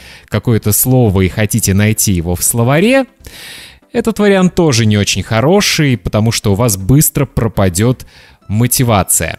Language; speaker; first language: Russian; native; Russian